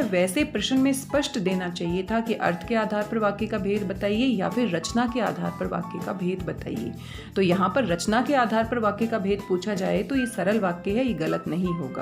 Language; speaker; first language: Hindi; native; Hindi